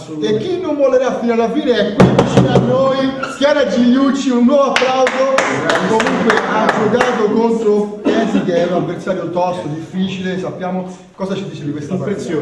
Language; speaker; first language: Italian; native; Italian